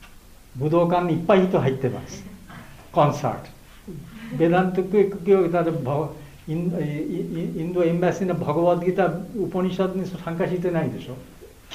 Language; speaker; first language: Japanese; non-native, learner; Bangla